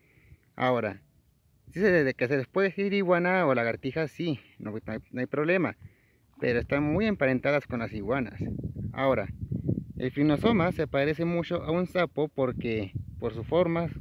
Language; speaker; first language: Spanish; native; Spanish